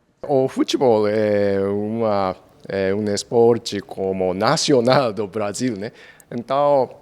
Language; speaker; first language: Portuguese; non-native, fluent; Japanese